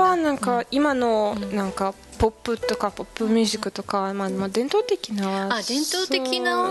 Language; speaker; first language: Japanese; non-native, fluent; Russian